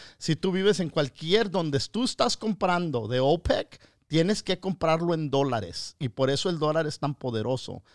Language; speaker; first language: Spanish; early bilingual, other home language; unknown